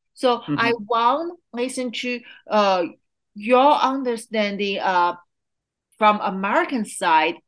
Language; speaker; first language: English; non-native, fluent; Chinese